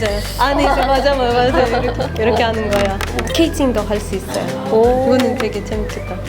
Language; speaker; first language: Korean; non-native, fluent; Russian